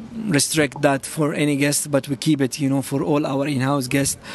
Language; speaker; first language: English; non-native, fluent; Arabic